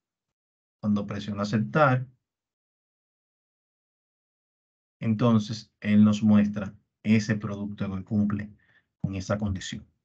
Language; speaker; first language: Spanish; native; Spanish